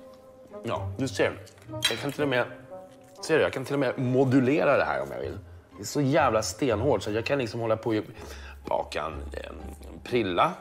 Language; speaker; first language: Swedish; native; Swedish